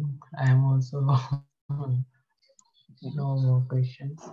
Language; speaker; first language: English; non-native, learner; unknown